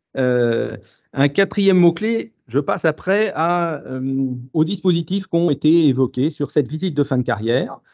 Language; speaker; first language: French; native; French